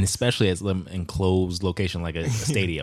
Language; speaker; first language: English; native; English